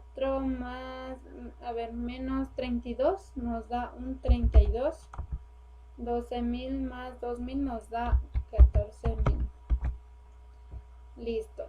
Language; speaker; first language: Spanish; native; Spanish